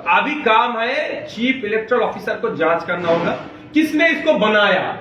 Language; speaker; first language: Hindi; non-native, local second language; Bangla